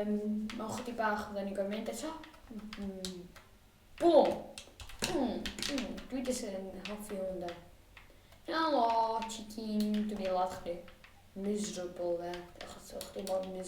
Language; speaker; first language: Welsh; native; Welsh